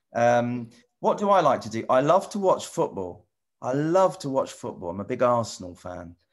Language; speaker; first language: English; native; English